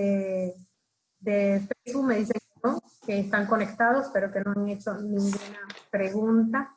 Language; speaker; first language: Spanish; native; Spanish